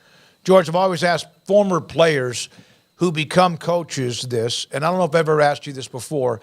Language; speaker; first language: English; native; English